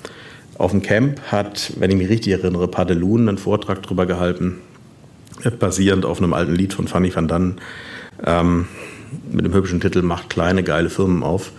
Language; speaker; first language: German; native; German